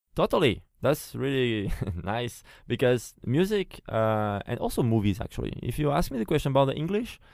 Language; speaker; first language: English; non-native, fluent; Portuguese